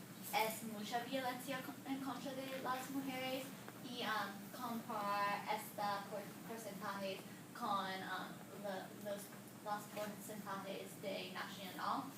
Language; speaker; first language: Spanish; non-native, learner; English